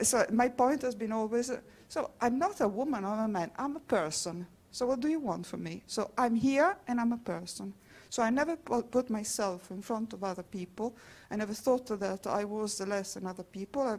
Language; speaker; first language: English; non-native, fluent; Italian